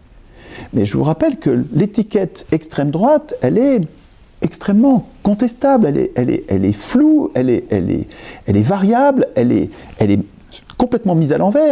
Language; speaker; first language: French; native; French